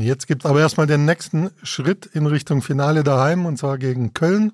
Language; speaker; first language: German; native; German